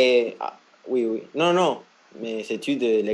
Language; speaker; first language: French; non-native, fluent; Spanish